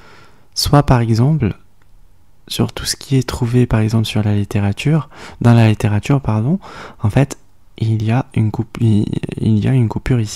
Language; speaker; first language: French; native; French